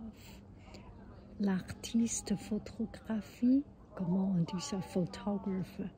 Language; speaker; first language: French; non-native, learner; Chinese